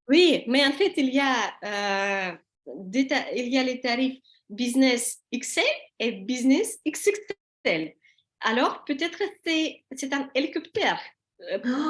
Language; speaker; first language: French; non-native, learner; Russian